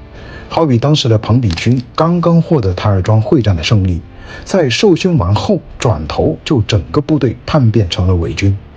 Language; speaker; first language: Chinese; native; Chinese